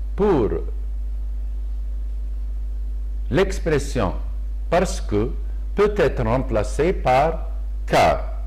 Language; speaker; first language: French; non-native, local second language; Arabic